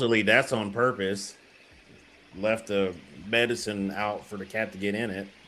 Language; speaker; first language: English; native; English